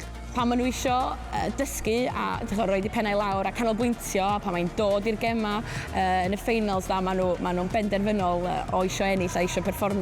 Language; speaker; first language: Welsh; native; Welsh